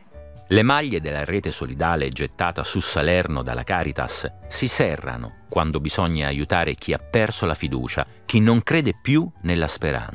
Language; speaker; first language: Italian; native; Italian